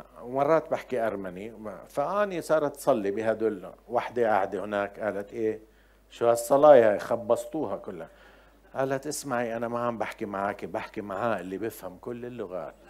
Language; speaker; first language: Arabic; native; Arabic